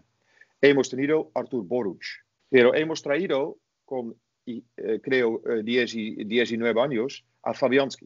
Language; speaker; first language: Spanish; non-native, fluent; Dutch